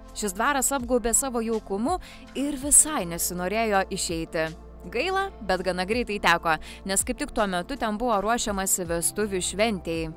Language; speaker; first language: Lithuanian; native; Lithuanian